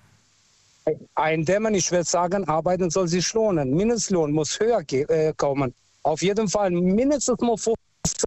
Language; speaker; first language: German; non-native, local second language; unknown